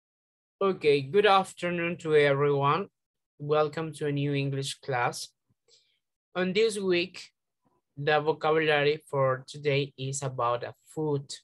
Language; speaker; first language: English; non-native, learner; Spanish